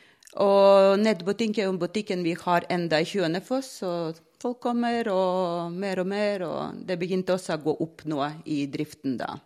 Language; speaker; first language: Norwegian; non-native, fluent; Latvian